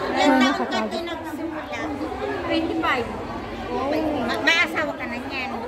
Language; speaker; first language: Filipino; non-native, local second language; Pampanga